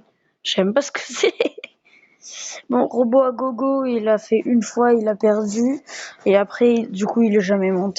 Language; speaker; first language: French; native; French